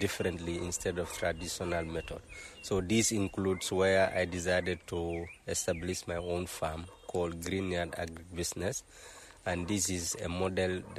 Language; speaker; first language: English; non-native, local second language; Mandingo